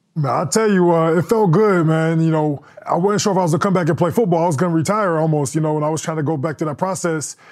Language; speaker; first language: English; native; English